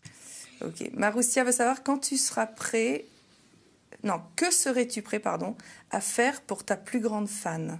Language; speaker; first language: French; native; French